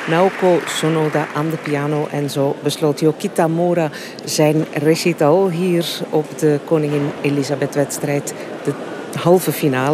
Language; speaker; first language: Dutch; native; Dutch